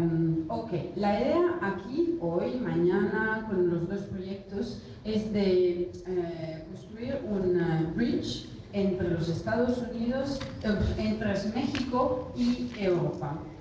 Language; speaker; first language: Spanish; non-native, fluent; Italian